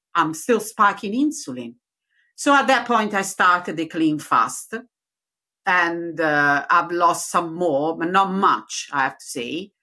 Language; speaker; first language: English; non-native, learner; Italian